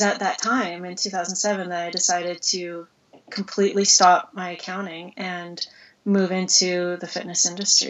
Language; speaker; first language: English; native; English